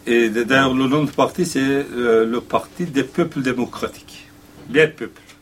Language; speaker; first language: French; non-native, fluent; Kurdish